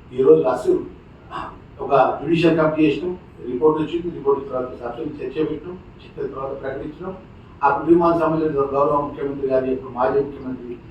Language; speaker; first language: Telugu; native; Telugu